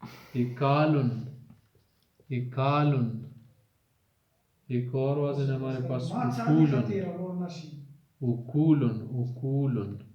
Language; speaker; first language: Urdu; native; Urdu